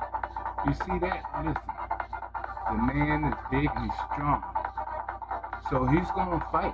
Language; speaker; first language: English; native; English